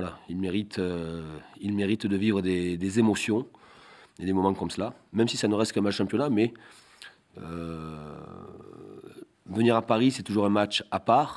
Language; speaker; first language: French; native; French